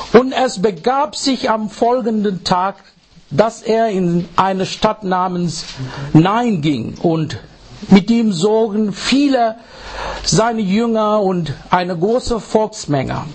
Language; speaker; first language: German; non-native, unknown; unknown